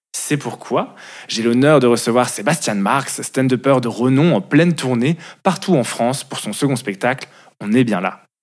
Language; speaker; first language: French; native; French